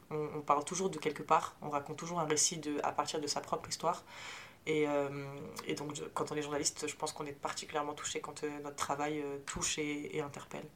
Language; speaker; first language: French; early bilingual, other home language; Arabic